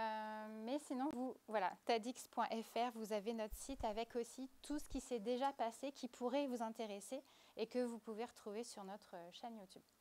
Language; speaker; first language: French; native; French